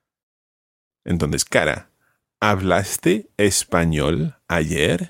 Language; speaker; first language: Spanish; non-native, fluent; English